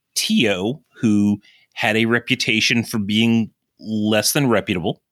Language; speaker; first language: English; native; English